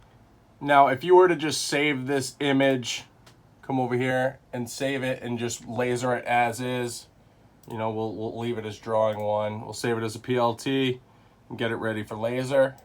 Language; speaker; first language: English; native; English